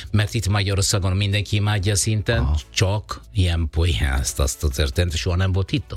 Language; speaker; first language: Hungarian; non-native, fluent; Italian